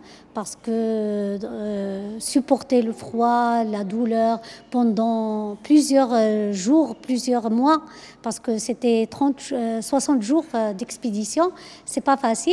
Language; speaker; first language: French; non-native, local second language; Arabic